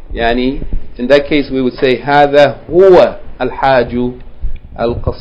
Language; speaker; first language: Arabic; non-native, fluent; English